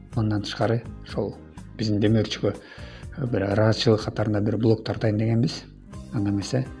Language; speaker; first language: Kyrgyz; native; Kyrgyz